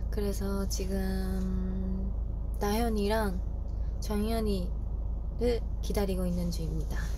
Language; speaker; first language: Korean; non-native, fluent; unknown